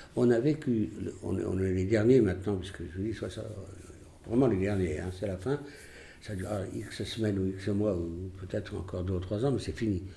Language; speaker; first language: French; early bilingual, other home language; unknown